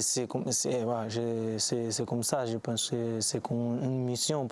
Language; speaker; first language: French; non-native, learner; Portuguese